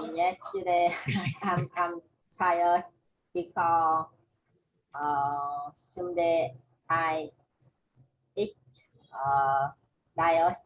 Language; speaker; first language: English; non-native, learner; Vietnamese